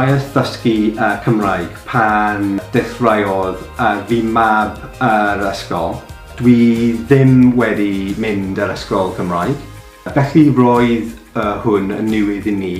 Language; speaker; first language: Welsh; non-native, local second language; English